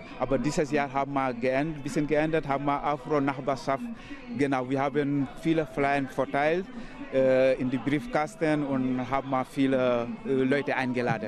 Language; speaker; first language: German; non-native, local second language; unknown